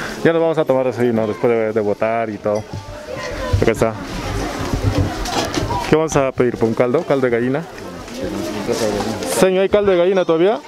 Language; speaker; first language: Spanish; native; Spanish